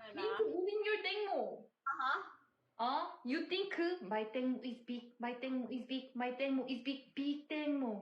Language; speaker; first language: English; non-native, learner; Korean